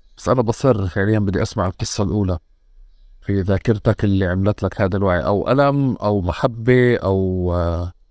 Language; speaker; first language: Arabic; native; Arabic